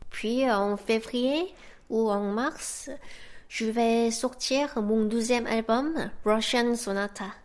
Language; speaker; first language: French; non-native, fluent; Korean